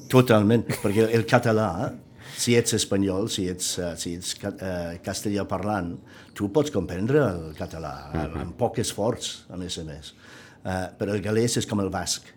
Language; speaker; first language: Catalan; non-native, fluent; English